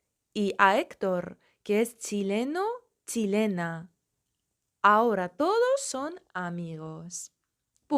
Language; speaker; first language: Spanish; non-native, fluent; Persian